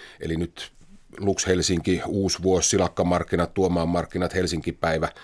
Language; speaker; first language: Finnish; native; Finnish